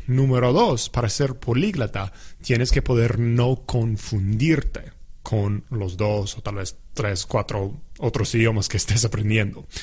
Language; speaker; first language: Spanish; non-native, fluent; English